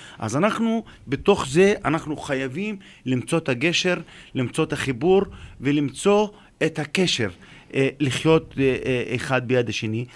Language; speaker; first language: Hebrew; non-native, local second language; Arabic